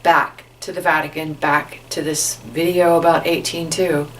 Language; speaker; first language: English; native; English